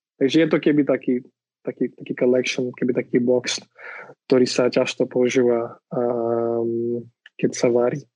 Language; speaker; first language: Slovak; non-native, fluent; Marathi